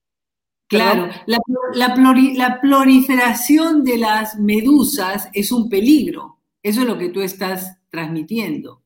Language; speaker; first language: Spanish; native; Spanish